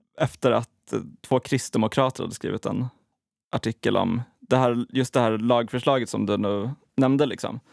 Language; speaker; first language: Swedish; native; Swedish